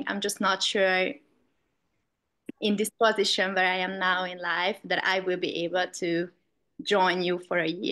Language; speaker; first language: English; non-native, learner; Hungarian